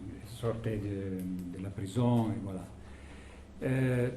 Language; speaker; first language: French; non-native, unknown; Italian